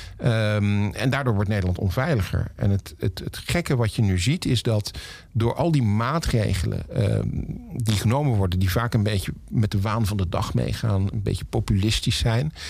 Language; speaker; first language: Dutch; native; Dutch